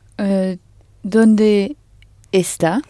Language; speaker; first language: Spanish; non-native, learner; French